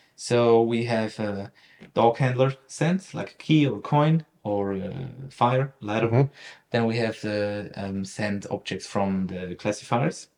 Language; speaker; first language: English; non-native, fluent; German